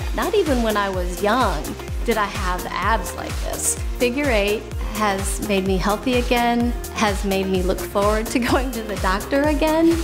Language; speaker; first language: English; native; English